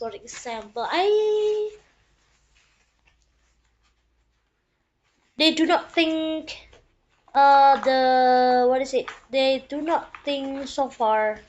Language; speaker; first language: English; non-native, fluent; Indonesian